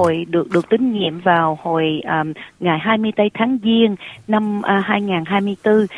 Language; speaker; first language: Vietnamese; early bilingual, heritage; Vietnamese